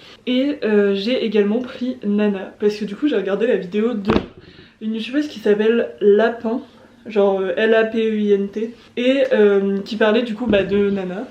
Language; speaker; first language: French; native; French